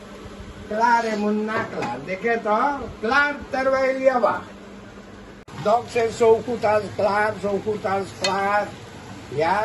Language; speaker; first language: Dutch; non-native, local second language; Caribbean Hindustani